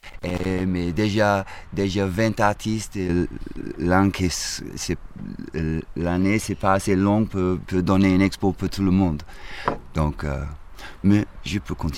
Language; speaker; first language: French; non-native, fluent; English